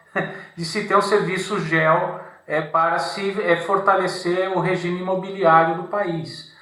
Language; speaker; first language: Portuguese; native; Portuguese